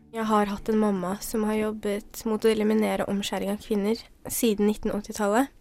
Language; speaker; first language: Norwegian; early bilingual, other home language; Somali